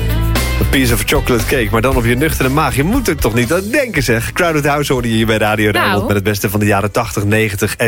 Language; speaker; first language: Dutch; native; Dutch